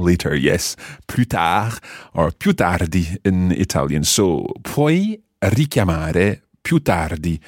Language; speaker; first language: Italian; non-native, fluent; English